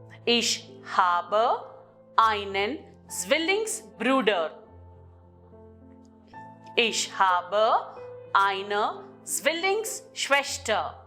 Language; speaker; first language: German; non-native, fluent; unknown